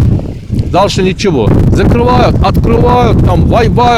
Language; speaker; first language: Russian; non-native, learner; Turkish